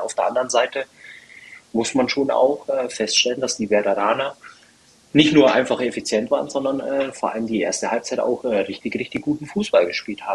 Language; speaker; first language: German; native; German